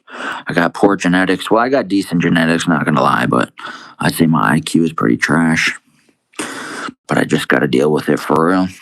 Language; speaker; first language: English; native; English